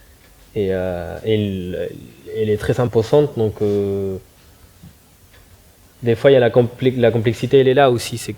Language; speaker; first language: French; non-native, fluent; Spanish